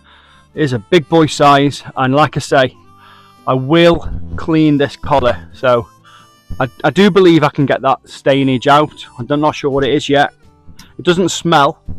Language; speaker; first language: English; native; English